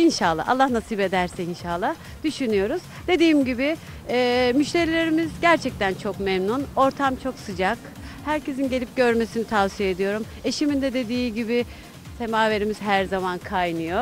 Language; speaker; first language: Turkish; native; Turkish